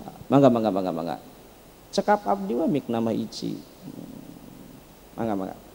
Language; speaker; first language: Indonesian; non-native, local second language; Sundanese